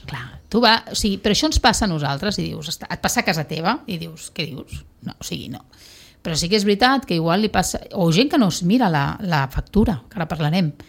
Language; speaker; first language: Catalan; native; Catalan